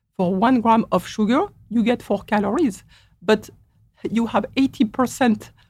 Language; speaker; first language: English; non-native, fluent; French